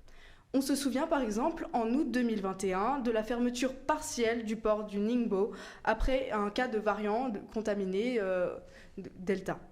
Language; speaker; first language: French; native; French